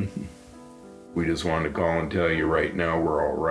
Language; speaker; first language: English; native; English